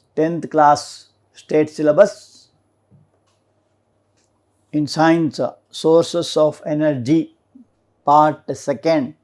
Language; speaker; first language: English; non-native, local second language; Kannada